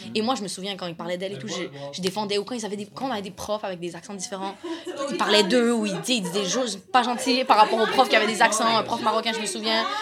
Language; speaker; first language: French; native; French